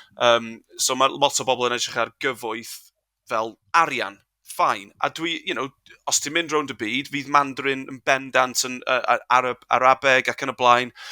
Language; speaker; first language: Welsh; non-native, local second language; English